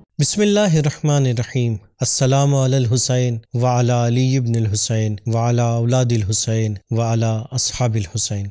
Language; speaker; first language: Urdu; native; Urdu